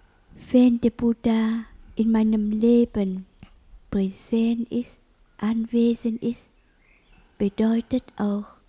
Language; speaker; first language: German; non-native, learner; Vietnamese